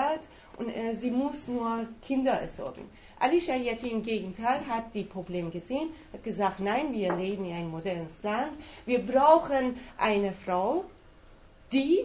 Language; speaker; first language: German; non-native, fluent; Persian